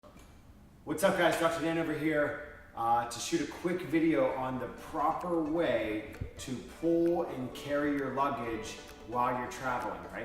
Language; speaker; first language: English; native; English